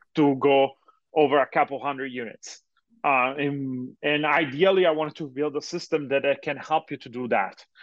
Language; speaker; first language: English; non-native, fluent; Italian